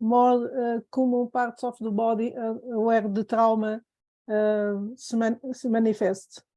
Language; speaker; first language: English; non-native, fluent; Portuguese